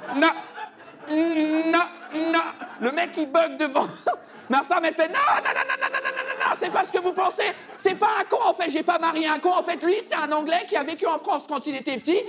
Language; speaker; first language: French; early bilingual, other home language; English